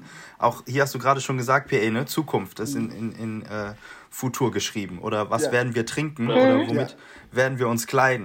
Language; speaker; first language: German; native; German